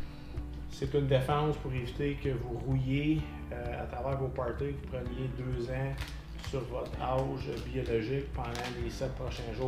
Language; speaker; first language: French; native; French